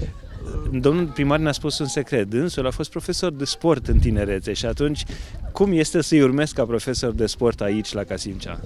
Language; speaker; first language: Romanian; native; Romanian